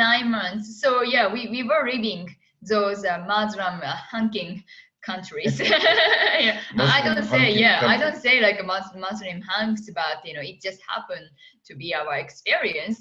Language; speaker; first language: English; non-native, fluent; Japanese